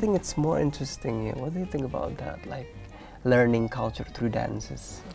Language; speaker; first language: English; non-native, fluent; Indonesian